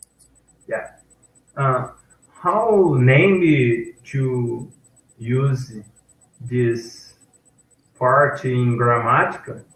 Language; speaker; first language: English; non-native, learner; Portuguese